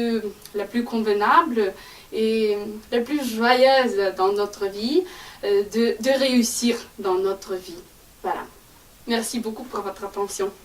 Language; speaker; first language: French; non-native, fluent; Ukrainian